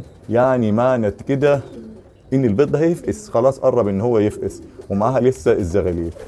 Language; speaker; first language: Arabic; native; Arabic